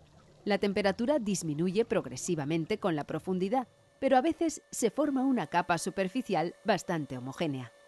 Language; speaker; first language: Spanish; native; Spanish